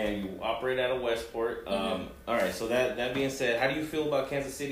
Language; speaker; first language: English; early bilingual, other home language; Spanish